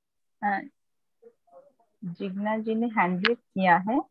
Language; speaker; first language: Hindi; native; Hindi